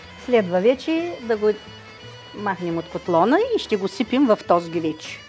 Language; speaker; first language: Bulgarian; native; Bulgarian